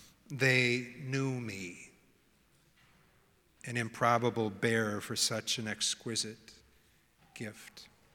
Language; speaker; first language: English; native; English